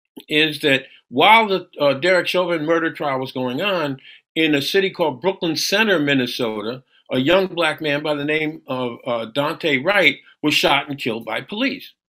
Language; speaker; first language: English; native; English